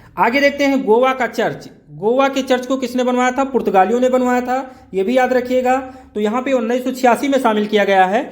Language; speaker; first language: Hindi; native; Hindi